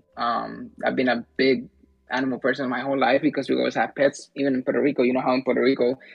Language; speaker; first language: English; early bilingual, other home language; Spanish